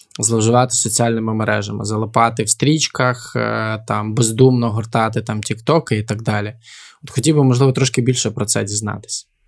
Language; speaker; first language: Ukrainian; native; Ukrainian